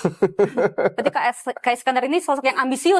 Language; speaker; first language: Indonesian; native; Indonesian